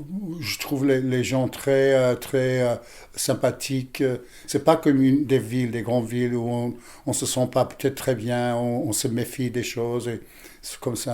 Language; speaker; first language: French; non-native, fluent; English